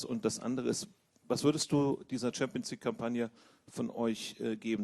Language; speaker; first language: German; native; German